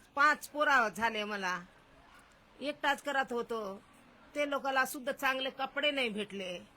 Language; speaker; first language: Marathi; non-native, local second language; Lambadi